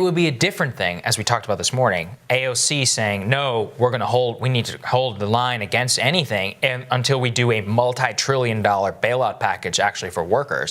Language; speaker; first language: English; native; English